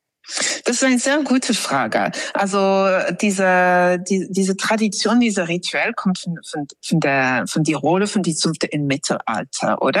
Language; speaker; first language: German; non-native, fluent; English